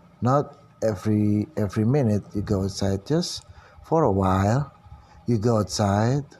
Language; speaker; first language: English; non-native, learner; Indonesian